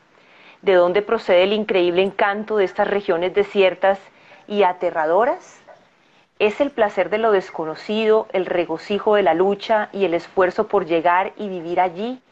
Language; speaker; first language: Spanish; native; Spanish